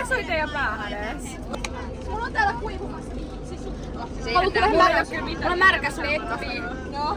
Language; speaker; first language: Finnish; native; Finnish